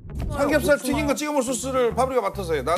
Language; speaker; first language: Korean; native; Korean